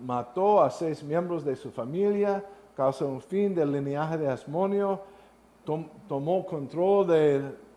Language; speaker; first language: Spanish; non-native, learner; English